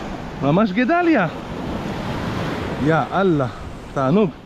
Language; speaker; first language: Hebrew; native; Hebrew